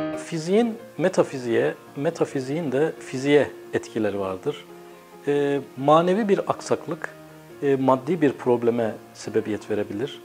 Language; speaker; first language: Turkish; native; Turkish